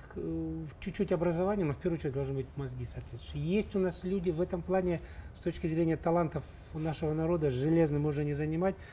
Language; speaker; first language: Russian; native; Russian